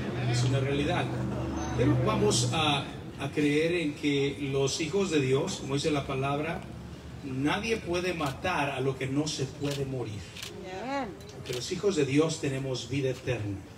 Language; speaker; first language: Spanish; native; Spanish